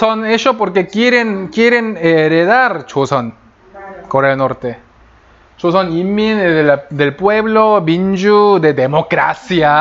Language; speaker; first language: Spanish; non-native, fluent; Korean